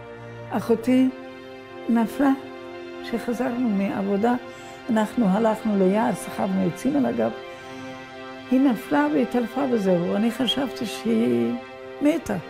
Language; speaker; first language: Hebrew; non-native, fluent; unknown